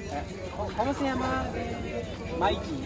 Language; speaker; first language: Spanish; non-native, learner; Japanese